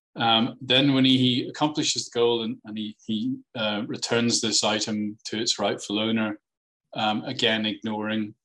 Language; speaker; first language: English; native; English